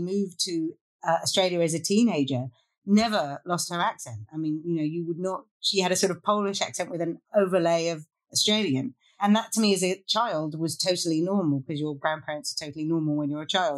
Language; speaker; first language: English; native; English